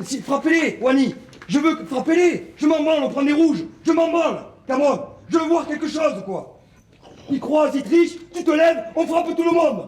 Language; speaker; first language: French; native; French